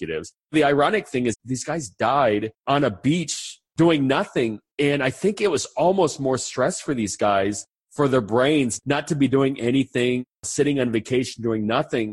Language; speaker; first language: English; native; English